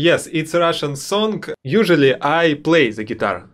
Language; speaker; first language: English; non-native, learner; Russian